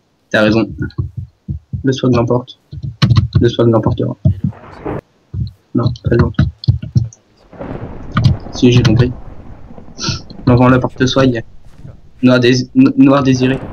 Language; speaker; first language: French; native; French